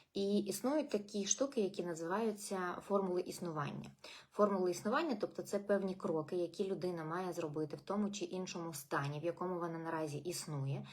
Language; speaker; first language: Ukrainian; non-native, local second language; Russian